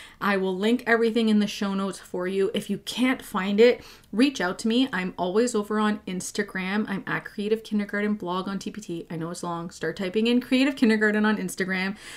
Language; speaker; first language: English; native; English